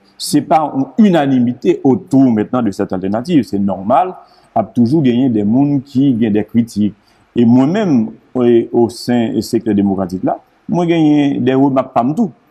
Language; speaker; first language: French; non-native, local second language; Haitian Creole